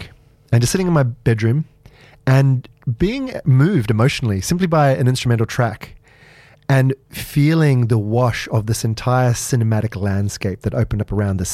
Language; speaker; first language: English; native; English